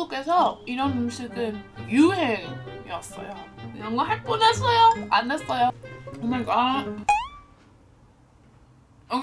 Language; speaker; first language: Korean; non-native, learner; English